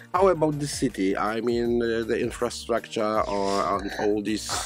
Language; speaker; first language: English; non-native, fluent; Polish